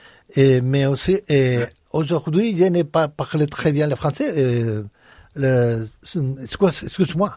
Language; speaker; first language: French; non-native, learner; Spanish